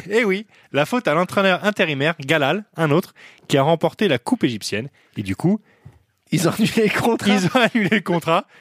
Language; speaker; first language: French; native; French